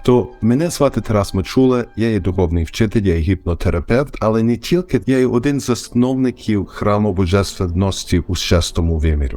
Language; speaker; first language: Ukrainian; early bilingual, heritage; Ukrainian